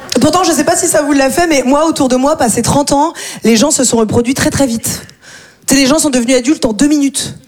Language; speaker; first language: French; native; French